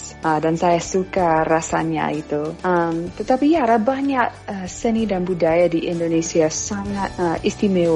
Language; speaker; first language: Indonesian; non-native, fluent; English